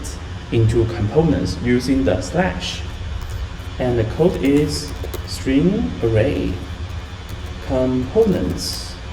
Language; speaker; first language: English; non-native, fluent; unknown